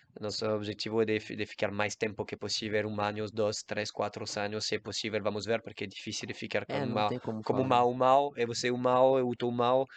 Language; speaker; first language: Portuguese; non-native, learner; French